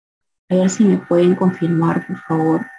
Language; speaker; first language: Spanish; native; Spanish